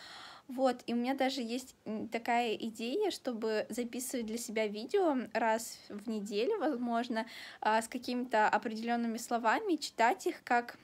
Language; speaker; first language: Russian; native; Russian